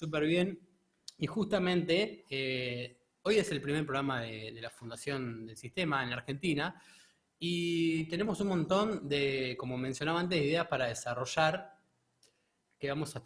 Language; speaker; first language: Spanish; native; Spanish